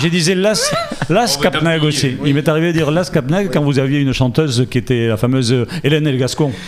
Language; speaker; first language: French; native; French